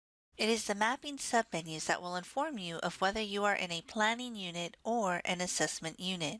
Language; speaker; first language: English; native; English